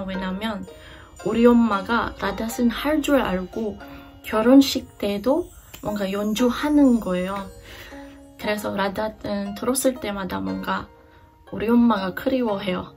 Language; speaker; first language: Korean; non-native, fluent; Malay